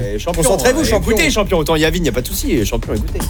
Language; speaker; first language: French; native; French